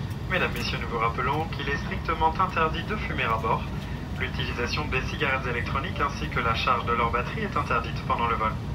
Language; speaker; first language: French; native; French